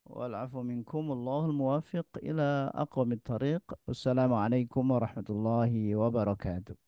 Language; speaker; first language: Arabic; non-native, fluent; Indonesian